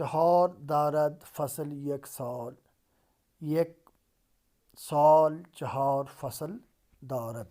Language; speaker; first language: Persian; non-native, fluent; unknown